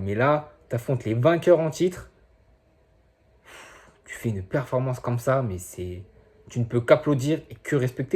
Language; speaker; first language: French; native; French